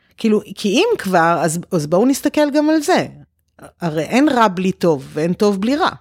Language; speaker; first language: Hebrew; early bilingual, other home language; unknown